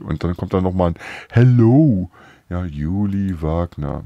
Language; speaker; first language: German; native; German